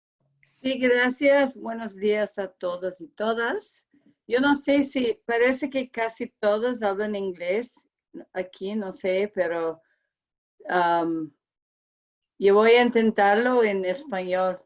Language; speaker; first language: Spanish; non-native, learner; English